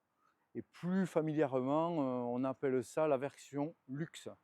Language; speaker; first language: French; native; French